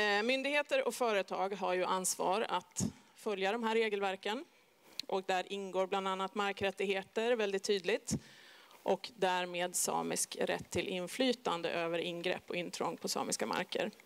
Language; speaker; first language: Swedish; native; Swedish